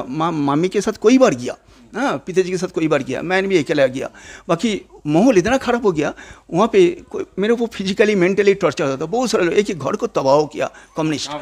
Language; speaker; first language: Hindi; non-native, local second language; Bangla